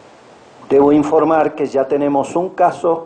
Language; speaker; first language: Spanish; native; Spanish